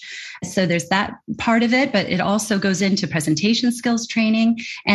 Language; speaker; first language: English; native; English